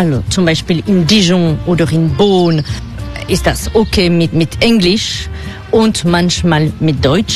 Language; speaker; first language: German; non-native, fluent; French